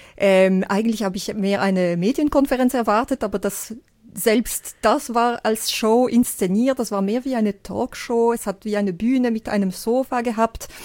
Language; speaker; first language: German; non-native, local second language; French